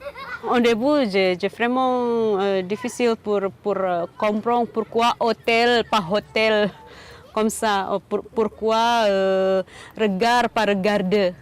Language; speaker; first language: French; non-native, learner; Indonesian